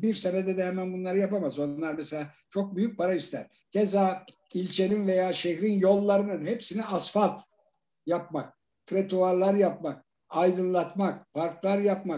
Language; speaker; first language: Turkish; native; Turkish